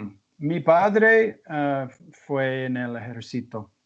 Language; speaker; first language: Spanish; non-native, learner; English